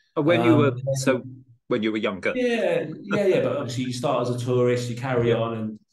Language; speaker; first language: English; native; English